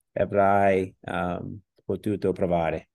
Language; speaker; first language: Italian; non-native, learner; English